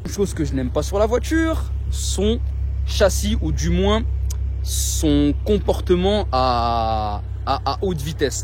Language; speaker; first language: French; native; French